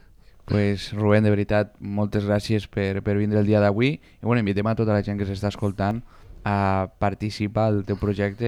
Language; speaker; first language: Catalan; native; Catalan